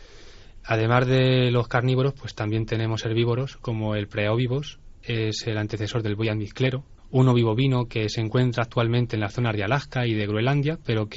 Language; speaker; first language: Spanish; native; Spanish